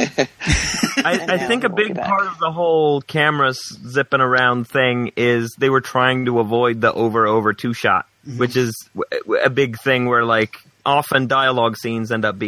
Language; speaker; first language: English; non-native, fluent; Swedish